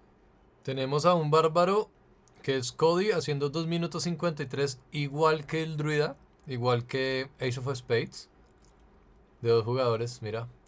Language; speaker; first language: Spanish; native; Spanish